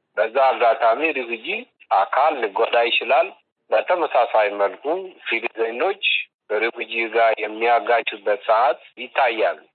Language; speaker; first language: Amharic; non-native, local second language; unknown